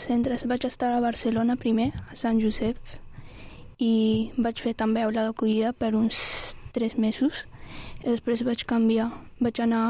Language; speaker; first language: Catalan; non-native, learner; Arabic